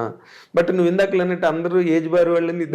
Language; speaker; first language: Telugu; native; Telugu